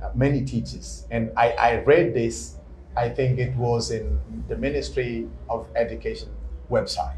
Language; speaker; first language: English; non-native, fluent; Portuguese